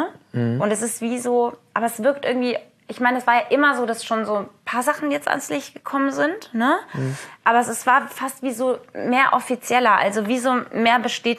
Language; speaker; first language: German; native; German